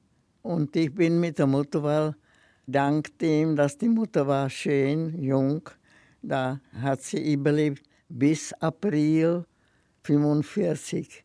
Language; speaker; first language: German; non-native, fluent; Czech